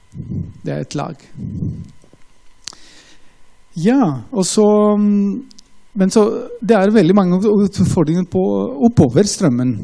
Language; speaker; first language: Norwegian; non-native, fluent; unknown